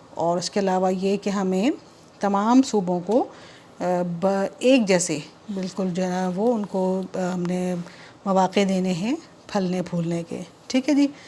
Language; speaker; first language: Urdu; native; Urdu